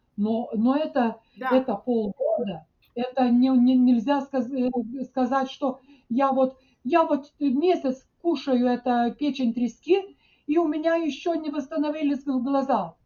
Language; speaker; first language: Russian; non-native, fluent; Lithuanian